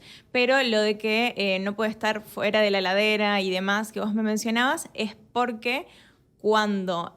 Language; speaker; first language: Spanish; native; Spanish